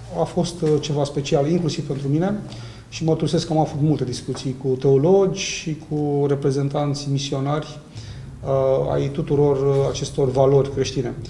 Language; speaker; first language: Romanian; native; Romanian